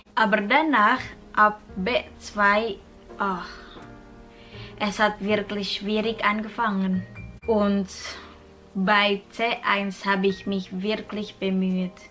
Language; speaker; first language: German; non-native, fluent; Indonesian